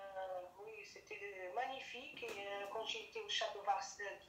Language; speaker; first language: French; non-native, learner; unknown